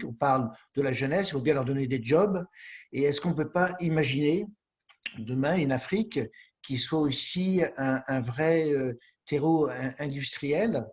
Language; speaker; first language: French; native; French